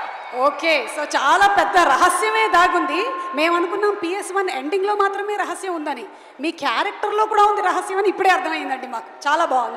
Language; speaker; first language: Telugu; native; Telugu